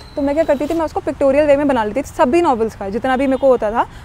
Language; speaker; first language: Hindi; native; Hindi